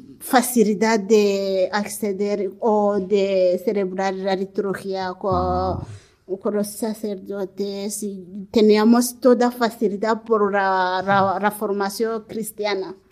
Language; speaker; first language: Spanish; non-native, learner; Kinyarwanda